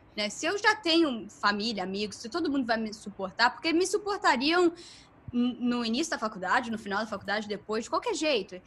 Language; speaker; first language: Portuguese; native; Portuguese